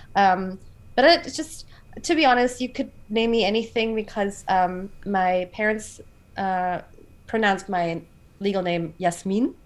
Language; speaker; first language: English; non-native, fluent; German